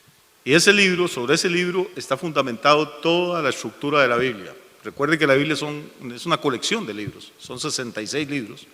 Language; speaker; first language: Spanish; native; Spanish